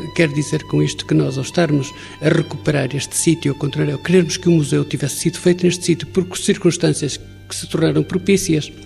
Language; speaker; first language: Portuguese; native; Portuguese